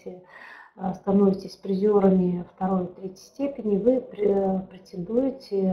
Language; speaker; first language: Russian; native; Russian